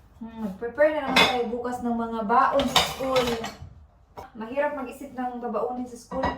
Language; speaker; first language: Filipino; non-native, local second language; Cebuano